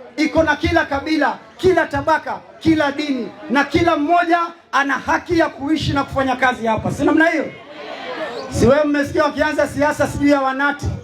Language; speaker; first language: Swahili; native; Swahili